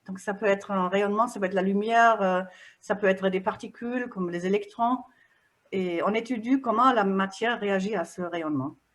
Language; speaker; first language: French; non-native, fluent; German